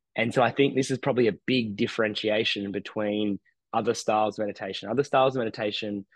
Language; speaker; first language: English; native; English